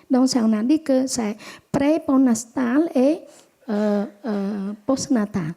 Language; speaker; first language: French; non-native, local second language; Khmer